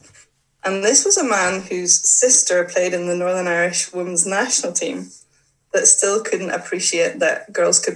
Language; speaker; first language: English; native; English